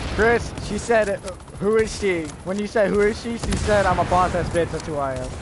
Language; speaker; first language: English; native; English